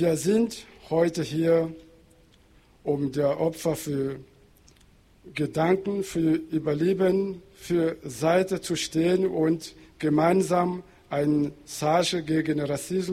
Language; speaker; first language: German; non-native, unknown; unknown